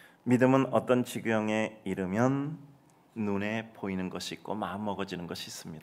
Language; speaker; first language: Korean; native; Korean